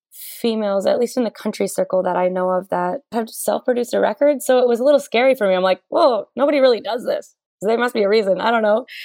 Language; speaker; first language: English; native; English